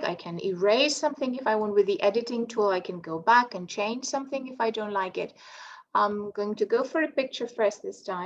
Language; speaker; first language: English; non-native, fluent; Greek